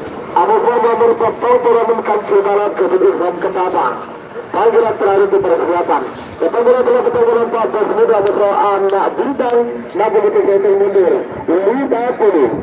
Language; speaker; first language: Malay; non-native, local second language; Madurese